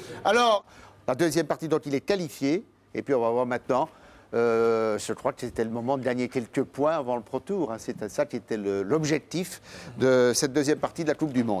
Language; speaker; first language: French; native; French